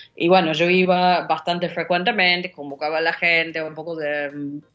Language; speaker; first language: Spanish; non-native, fluent; English